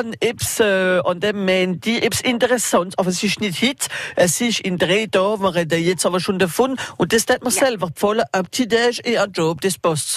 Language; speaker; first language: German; non-native, local second language; French